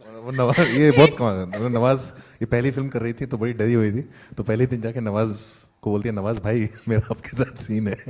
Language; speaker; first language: Hindi; native; Hindi